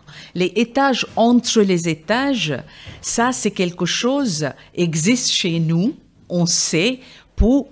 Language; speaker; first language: French; non-native, fluent; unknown